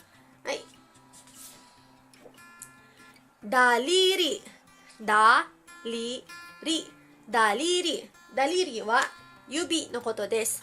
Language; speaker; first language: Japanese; early bilingual, heritage; Filipino